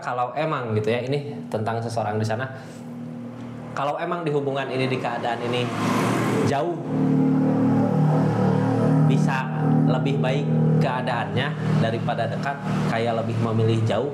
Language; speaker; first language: Indonesian; native; Indonesian